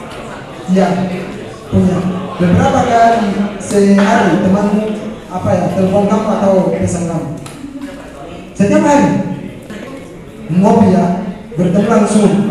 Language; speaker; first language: Indonesian; non-native, fluent; Ganda